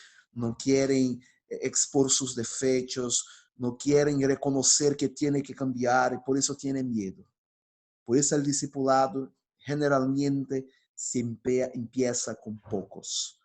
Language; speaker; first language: Spanish; non-native, fluent; Portuguese